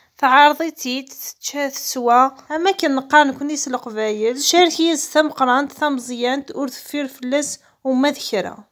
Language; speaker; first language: Arabic; non-native, local second language; Kabyle